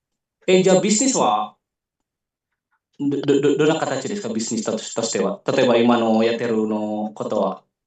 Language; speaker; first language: Japanese; non-native, fluent; Indonesian